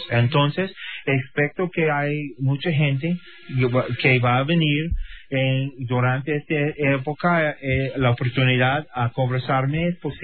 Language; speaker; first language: Spanish; non-native, learner; English